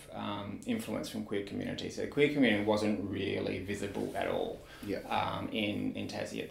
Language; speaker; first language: English; native; English